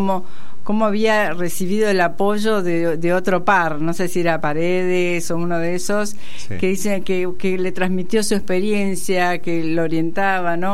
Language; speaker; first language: Spanish; native; Spanish